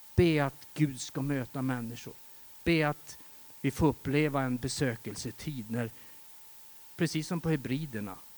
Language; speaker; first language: Swedish; native; Swedish